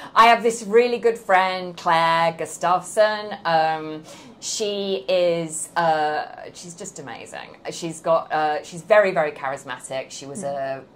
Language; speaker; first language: English; native; English